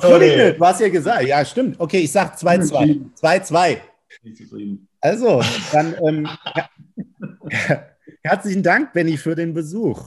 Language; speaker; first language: German; native; German